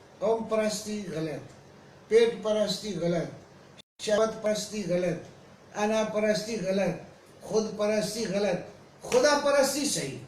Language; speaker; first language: Urdu; non-native, local second language; Sindhi